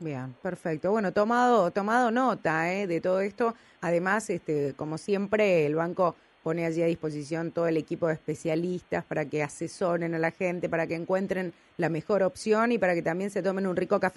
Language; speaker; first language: Spanish; native; Spanish